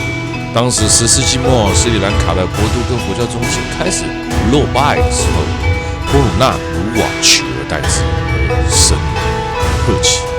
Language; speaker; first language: Chinese; native; Chinese